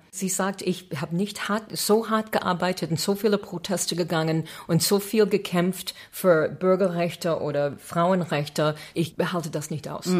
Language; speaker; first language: German; non-native, fluent; English